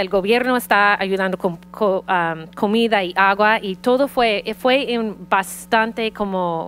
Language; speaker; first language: Spanish; early bilingual, heritage; Spanish